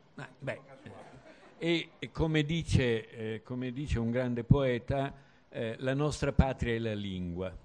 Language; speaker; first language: Italian; native; Italian